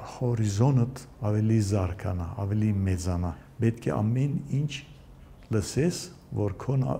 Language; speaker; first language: Armenian; early bilingual, heritage; Armenian